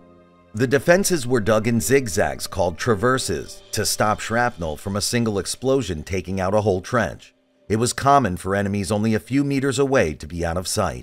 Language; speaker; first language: English; native; English